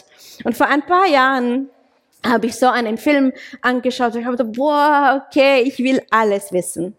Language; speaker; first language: German; non-native, fluent; English